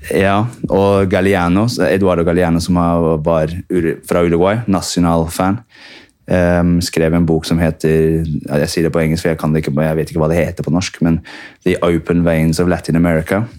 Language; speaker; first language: Norwegian; early bilingual, heritage; Norwegian